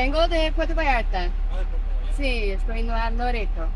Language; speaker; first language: Spanish; non-native, learner; English